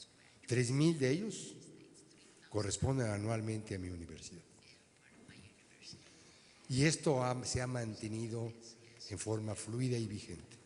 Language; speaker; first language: Spanish; native; Spanish